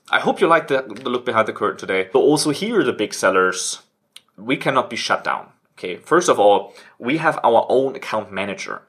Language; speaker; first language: English; non-native, fluent; German